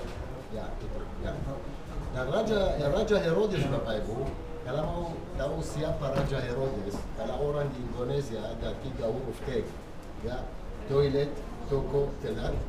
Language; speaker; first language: Indonesian; non-native, fluent; Hebrew